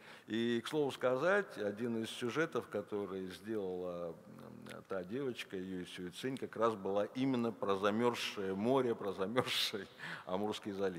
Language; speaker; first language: Russian; native; Russian